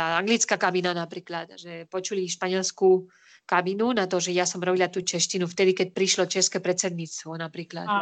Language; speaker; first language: Slovak; non-native, fluent; Spanish